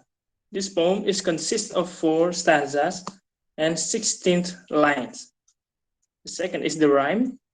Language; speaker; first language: English; non-native, fluent; Indonesian